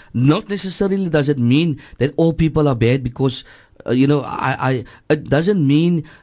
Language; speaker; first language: English; native; English